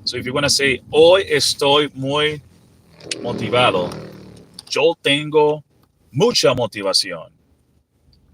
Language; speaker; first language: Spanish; early bilingual, heritage; Spanish